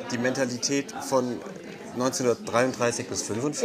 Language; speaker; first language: German; native; German